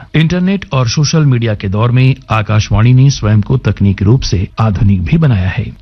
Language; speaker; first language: Hindi; native; Hindi